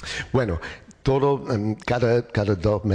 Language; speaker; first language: Spanish; non-native, learner; English